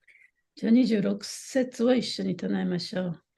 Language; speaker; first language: Japanese; native; Japanese